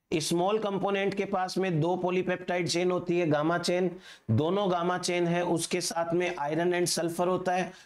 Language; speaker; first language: Hindi; native; Hindi